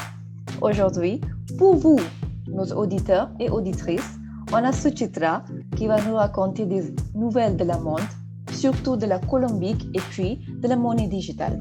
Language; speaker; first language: French; non-native, fluent; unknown